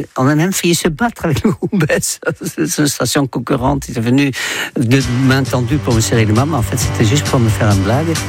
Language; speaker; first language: French; non-native, fluent; Dutch